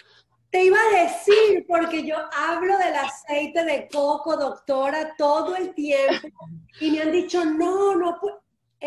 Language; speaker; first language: Spanish; early bilingual, heritage; Spanish